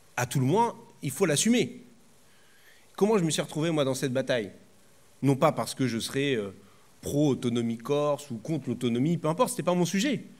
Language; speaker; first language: French; native; French